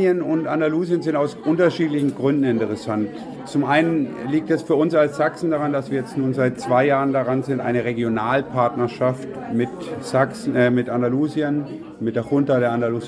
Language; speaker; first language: German; native; German